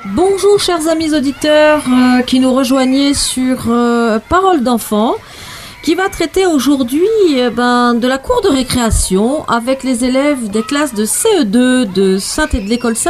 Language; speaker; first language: French; native; French